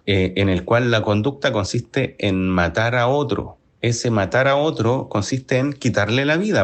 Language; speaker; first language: Spanish; native; Spanish